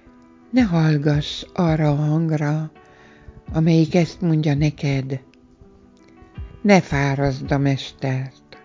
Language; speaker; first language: Hungarian; native; Hungarian